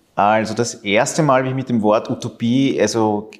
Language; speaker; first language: German; early bilingual, other home language; Spanish